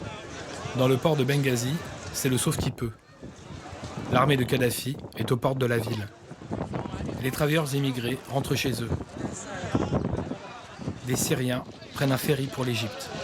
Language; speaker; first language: French; native; French